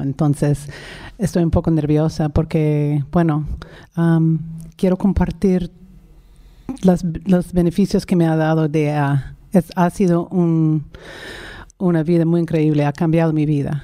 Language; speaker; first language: Spanish; non-native, fluent; English